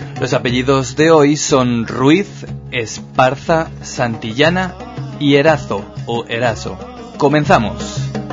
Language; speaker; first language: Spanish; native; Spanish